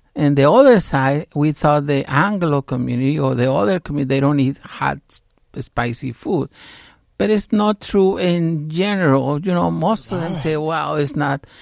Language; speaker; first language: English; non-native, fluent; Spanish